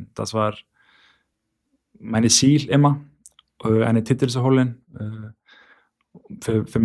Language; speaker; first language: German; non-native, learner; Icelandic